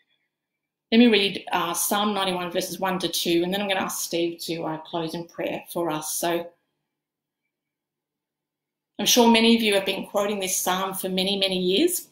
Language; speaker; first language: English; native; English